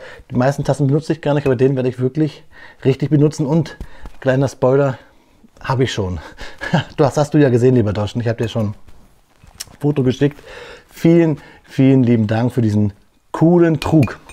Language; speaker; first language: German; native; German